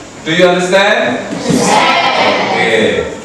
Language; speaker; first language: English; non-native, fluent; Indonesian